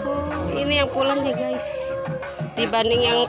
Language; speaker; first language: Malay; non-native, local second language; Sundanese